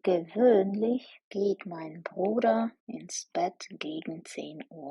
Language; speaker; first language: German; non-native, fluent; Ukrainian